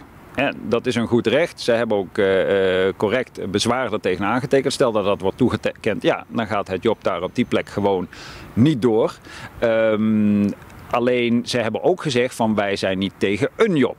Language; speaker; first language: Dutch; native; Dutch